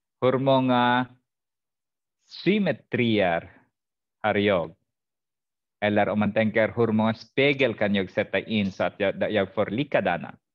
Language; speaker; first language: Swedish; non-native, fluent; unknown